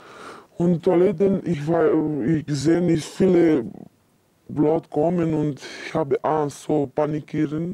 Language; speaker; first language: German; non-native, learner; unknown